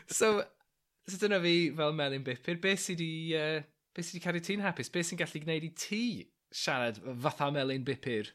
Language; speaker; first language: Welsh; non-native, local second language; English